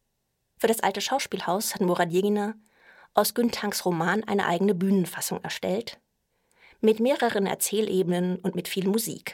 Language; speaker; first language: German; native; German